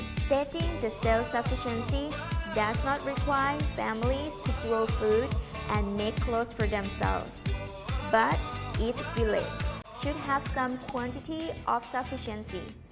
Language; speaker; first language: English; non-native, fluent; Thai